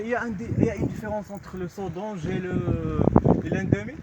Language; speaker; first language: French; non-native, learner; Arabic